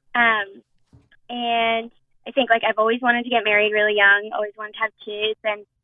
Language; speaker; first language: English; native; English